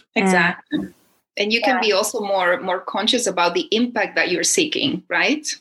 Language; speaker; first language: English; non-native, fluent; Spanish